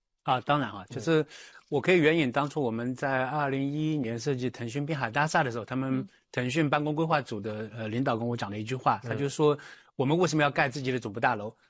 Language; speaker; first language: Chinese; native; Chinese